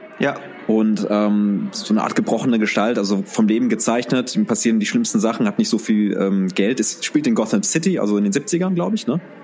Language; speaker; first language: German; early bilingual, other home language; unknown